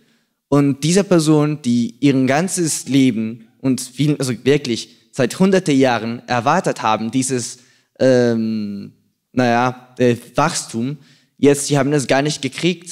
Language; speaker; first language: German; non-native, fluent; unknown